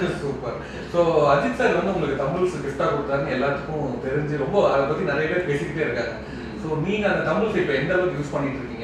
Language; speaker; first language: Tamil; native; Tamil